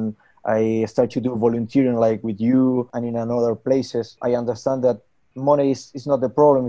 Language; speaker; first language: English; non-native, learner; Spanish